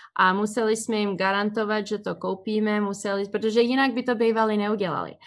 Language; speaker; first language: Czech; early bilingual, heritage; Czech